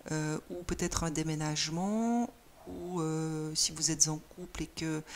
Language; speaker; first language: French; native; French